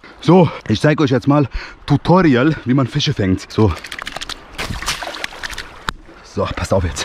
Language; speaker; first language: German; early bilingual, other home language; Bosnian